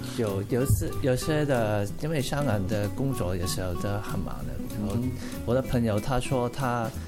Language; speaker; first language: Chinese; non-native, local second language; Cantonese